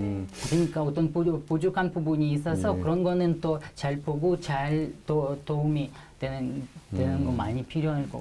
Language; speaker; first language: Korean; non-native, learner; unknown